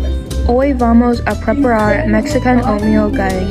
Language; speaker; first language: Spanish; non-native, learner; English